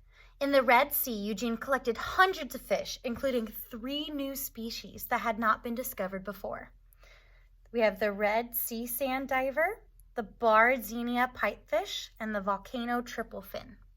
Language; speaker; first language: English; native; English